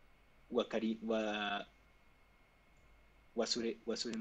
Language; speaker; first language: Japanese; non-native, learner; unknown